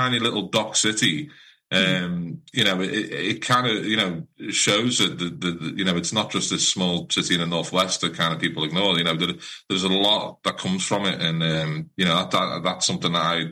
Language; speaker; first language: English; native; English